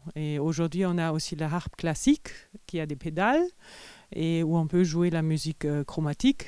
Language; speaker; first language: French; non-native, fluent; German